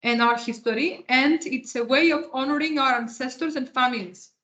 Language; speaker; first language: English; non-native, fluent; Greek